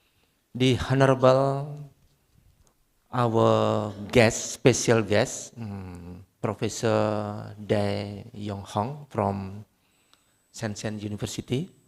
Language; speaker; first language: English; non-native, learner; Indonesian